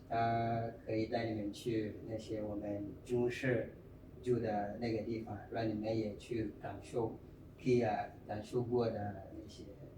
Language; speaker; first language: Chinese; non-native, fluent; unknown